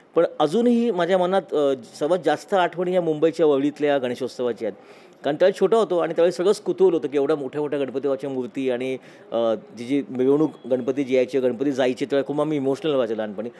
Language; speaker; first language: Marathi; native; Marathi